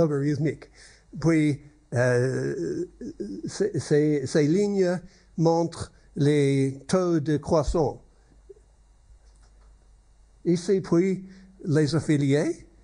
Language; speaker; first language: French; non-native, learner; English